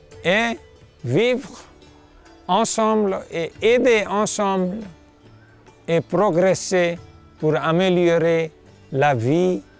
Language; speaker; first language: French; non-native, fluent; Nepali